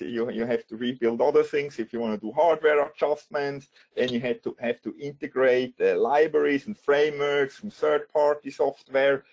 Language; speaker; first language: English; non-native, fluent; German